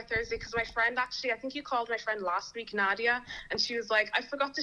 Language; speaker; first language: English; native; English